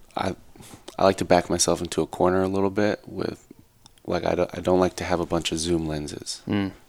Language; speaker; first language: English; native; English